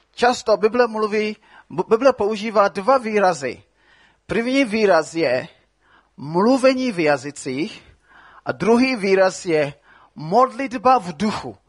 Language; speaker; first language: Czech; non-native, fluent; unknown